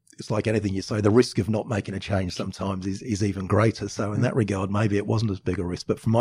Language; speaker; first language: English; native; English